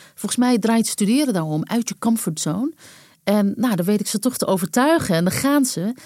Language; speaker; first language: Dutch; native; Dutch